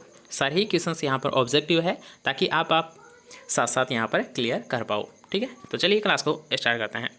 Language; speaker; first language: Hindi; native; Hindi